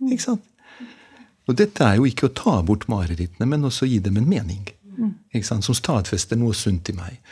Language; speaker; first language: Norwegian; non-native, fluent; Bosnian